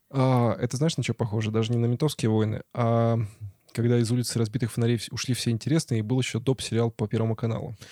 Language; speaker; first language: Russian; native; Russian